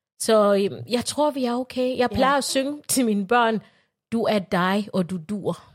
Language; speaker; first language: Danish; non-native, fluent; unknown